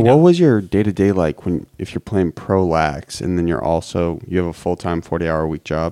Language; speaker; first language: English; native; English